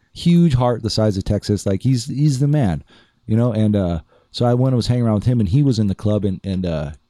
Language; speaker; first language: English; native; English